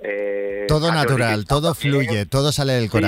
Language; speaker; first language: Spanish; native; Spanish